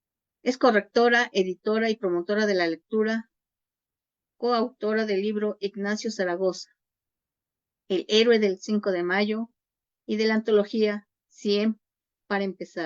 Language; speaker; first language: Spanish; native; Spanish